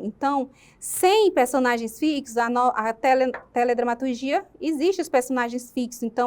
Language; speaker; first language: Portuguese; native; Portuguese